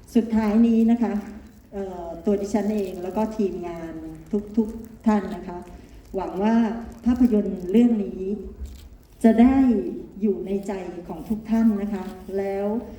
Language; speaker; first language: Thai; native; Thai